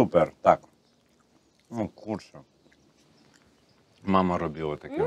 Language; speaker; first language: Polish; non-native, learner; Russian